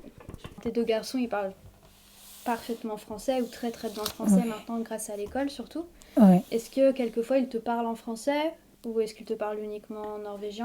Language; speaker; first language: French; native; French